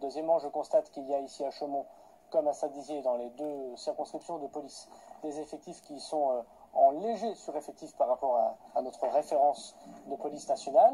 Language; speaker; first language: French; native; French